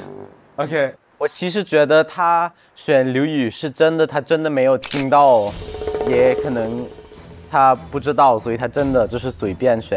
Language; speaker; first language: Chinese; non-native, learner; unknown